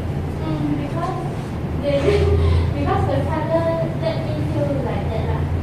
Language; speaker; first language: English; non-native, learner; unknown